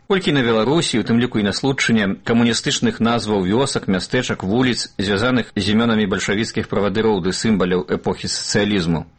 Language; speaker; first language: Belarusian; native; Belarusian